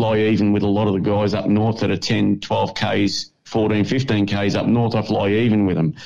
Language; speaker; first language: English; native; English